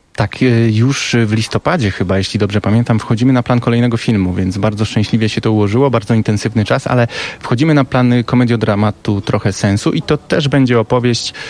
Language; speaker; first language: Polish; native; Polish